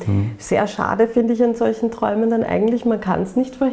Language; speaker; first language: German; native; German